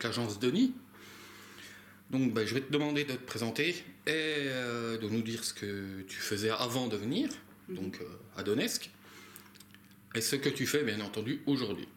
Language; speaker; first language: French; native; French